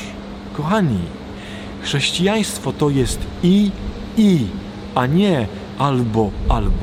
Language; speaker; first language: Polish; native; Polish